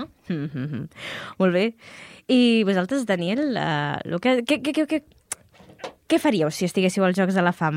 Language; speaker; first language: Catalan; native; Catalan